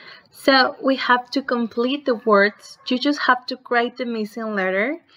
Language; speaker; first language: English; non-native, fluent; Spanish